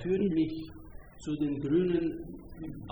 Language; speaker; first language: German; non-native, fluent; Hungarian